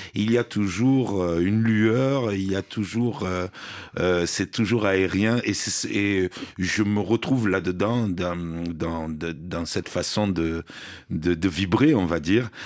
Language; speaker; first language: French; native; French